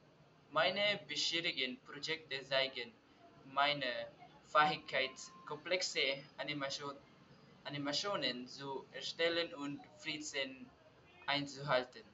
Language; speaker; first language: German; non-native, learner; Filipino